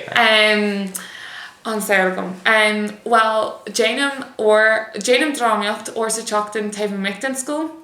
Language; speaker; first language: Irish; non-native, local second language; English